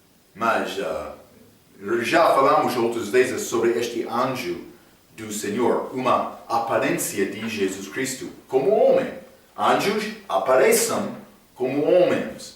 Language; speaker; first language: Portuguese; non-native, fluent; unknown